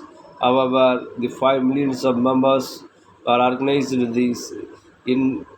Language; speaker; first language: English; non-native, local second language; Tamil